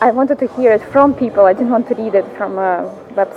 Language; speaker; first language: English; non-native, fluent; Russian